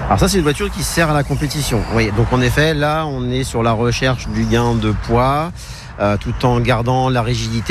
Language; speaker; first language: French; native; French